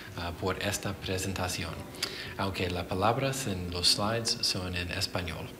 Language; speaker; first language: Spanish; non-native, learner; English